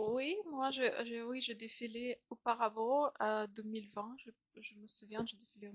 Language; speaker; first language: French; non-native, fluent; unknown